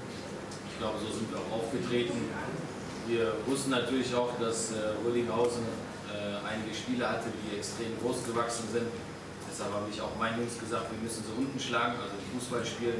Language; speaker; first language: German; native; German